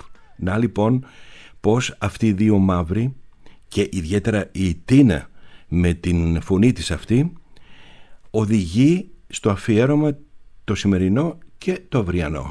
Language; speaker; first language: Greek; native; Greek